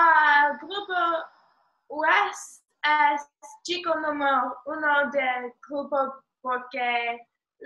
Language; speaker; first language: Spanish; non-native, learner; English